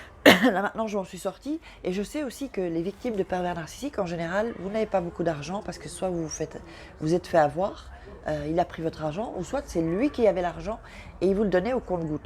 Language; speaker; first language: French; native; French